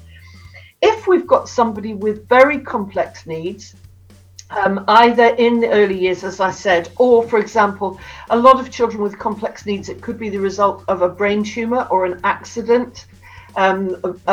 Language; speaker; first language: English; native; English